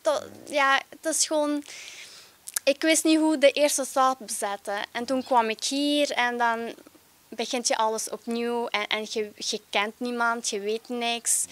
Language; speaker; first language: Dutch; early bilingual, other home language; Albanian